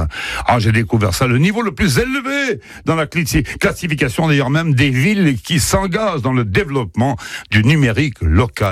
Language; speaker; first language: French; native; French